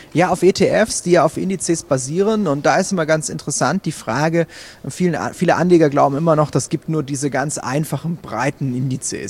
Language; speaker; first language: German; native; German